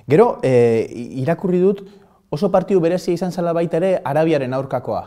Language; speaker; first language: Basque; native; Basque